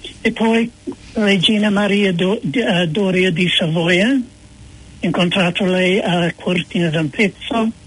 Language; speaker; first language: Italian; non-native, fluent; English